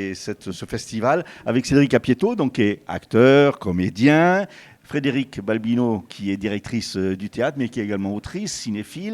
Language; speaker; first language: French; native; French